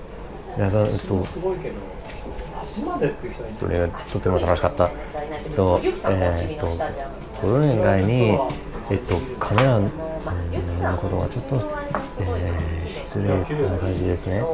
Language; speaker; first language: Japanese; non-native, learner; English